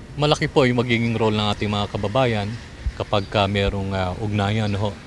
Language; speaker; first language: Filipino; native; Filipino